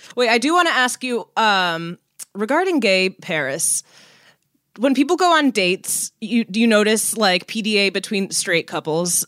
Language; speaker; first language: English; native; English